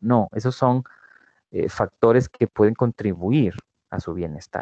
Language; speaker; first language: Spanish; native; Spanish